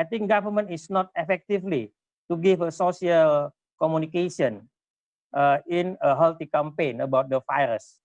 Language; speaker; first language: English; non-native, local second language; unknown